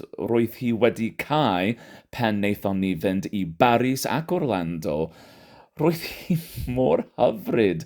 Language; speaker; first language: Welsh; non-native, fluent; English